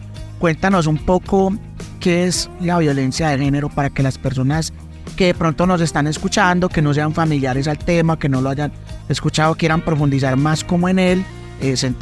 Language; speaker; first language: Spanish; native; Spanish